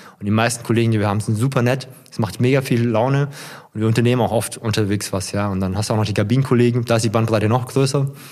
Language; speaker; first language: German; early bilingual, other home language; Korean